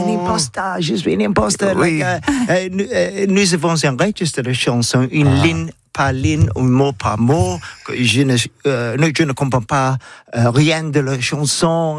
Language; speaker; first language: French; non-native, learner; English